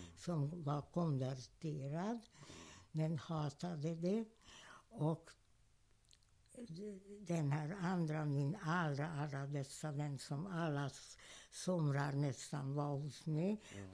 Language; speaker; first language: Swedish; non-native, fluent; Hungarian